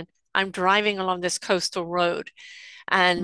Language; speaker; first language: English; native; English